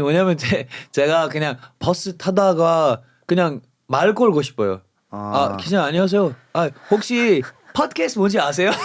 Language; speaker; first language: Korean; non-native, fluent; English